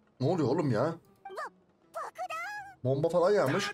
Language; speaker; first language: Turkish; native; Turkish